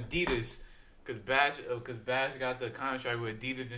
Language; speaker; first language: English; native; English